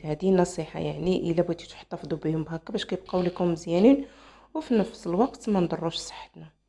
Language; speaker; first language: Arabic; native; Arabic